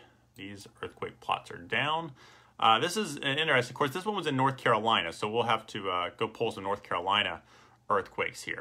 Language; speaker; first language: English; native; English